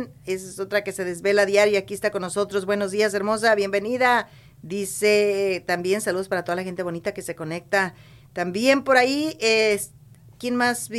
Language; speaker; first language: Spanish; native; Spanish